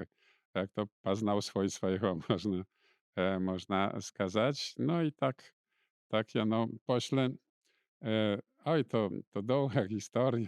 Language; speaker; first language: Polish; non-native, local second language; Belarusian